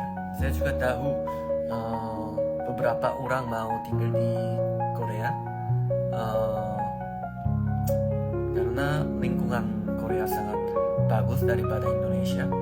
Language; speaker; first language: Indonesian; non-native, learner; Korean